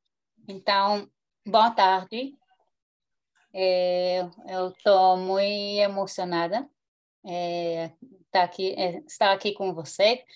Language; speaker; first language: Portuguese; early bilingual, heritage; Hebrew